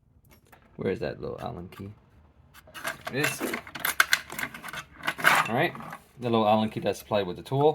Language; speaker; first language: English; native; English